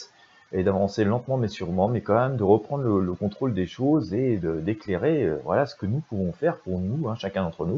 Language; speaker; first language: French; native; French